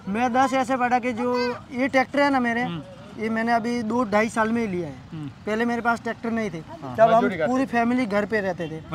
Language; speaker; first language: Hindi; non-native, local second language; Gujarati